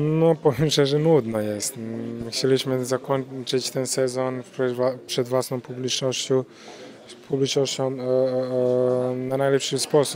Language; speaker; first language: Polish; non-native, fluent; Croatian